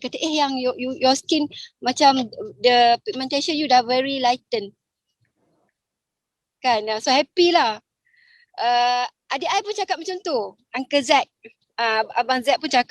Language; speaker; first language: Malay; native; Malay